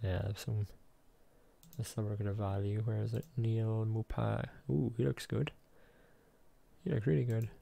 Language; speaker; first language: English; native; English